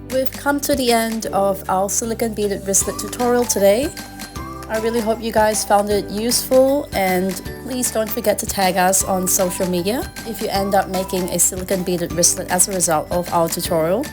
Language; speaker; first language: English; native; English